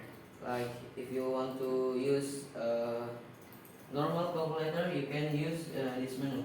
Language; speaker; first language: English; non-native, learner; Indonesian